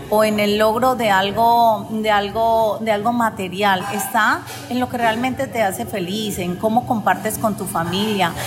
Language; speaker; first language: Spanish; native; Spanish